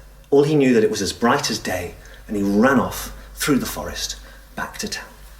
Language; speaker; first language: English; native; English